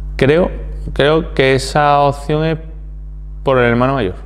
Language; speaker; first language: Spanish; native; Spanish